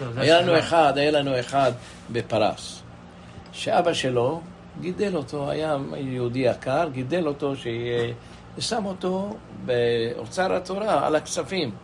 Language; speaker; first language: Hebrew; non-native, fluent; Persian